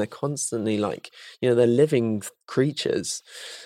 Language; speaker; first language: English; native; English